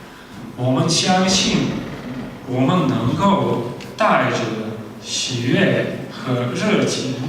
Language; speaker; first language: Chinese; non-native, fluent; Slovenian